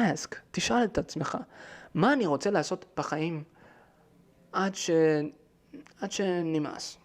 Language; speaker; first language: Hebrew; early bilingual, heritage; Hebrew